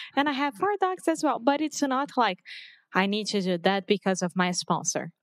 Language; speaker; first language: English; non-native, fluent; Portuguese